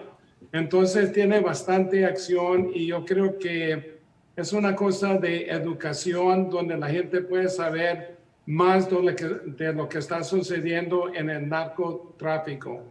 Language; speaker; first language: Spanish; early bilingual, heritage; Spanish